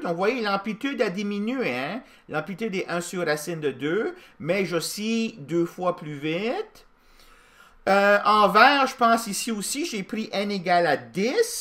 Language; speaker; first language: French; native; French